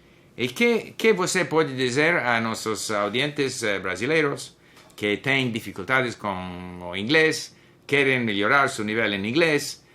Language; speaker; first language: Portuguese; non-native, learner; English